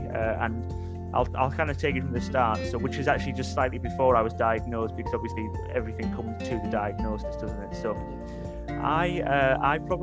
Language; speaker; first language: English; native; English